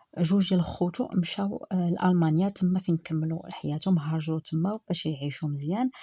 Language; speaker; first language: Arabic; native; Arabic